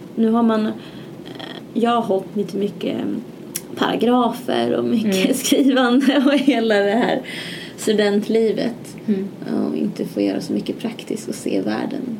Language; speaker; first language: Swedish; native; Swedish